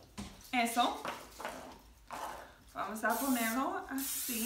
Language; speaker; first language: Spanish; non-native, learner; English